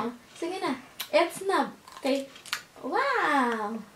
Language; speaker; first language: Swedish; non-native, learner; Filipino